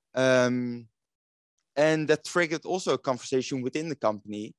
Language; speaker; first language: English; non-native, fluent; Dutch